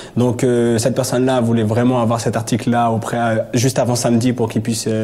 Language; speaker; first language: French; native; French